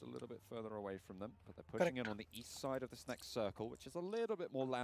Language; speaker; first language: English; native; English